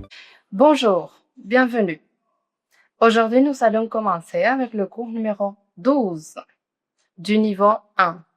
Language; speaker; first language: French; non-native, fluent; Spanish